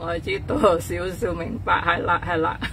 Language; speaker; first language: Cantonese; non-native, fluent; Indonesian